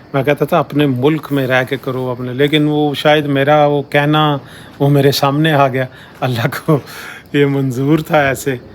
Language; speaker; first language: Urdu; non-native, local second language; Punjabi